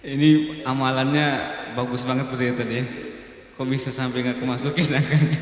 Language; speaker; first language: Indonesian; native; Indonesian